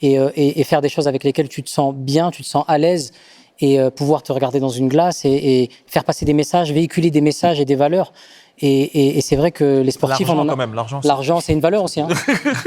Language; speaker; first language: French; native; French